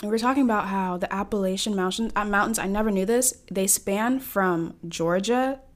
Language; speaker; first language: English; early bilingual, other home language; Haitian Creole